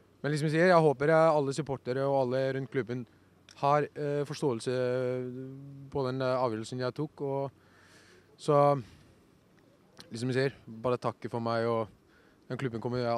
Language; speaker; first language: Norwegian; non-native, fluent; Icelandic